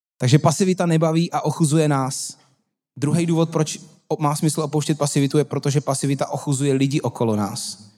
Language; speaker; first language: Czech; native; Czech